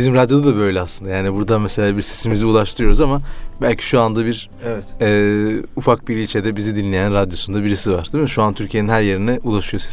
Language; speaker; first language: Turkish; native; Turkish